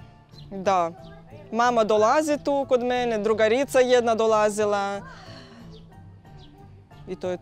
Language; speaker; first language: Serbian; non-native, learner; Russian